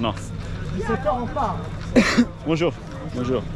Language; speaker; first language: French; non-native, learner; English